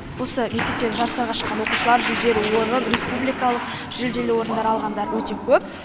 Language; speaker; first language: Kazakh; native; Kazakh